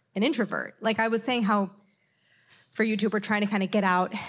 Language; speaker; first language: English; native; English